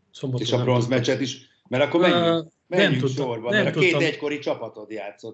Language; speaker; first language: Hungarian; native; Hungarian